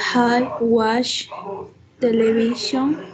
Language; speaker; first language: English; non-native, learner; Spanish